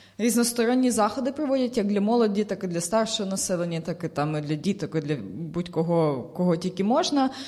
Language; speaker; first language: Ukrainian; non-native, local second language; Russian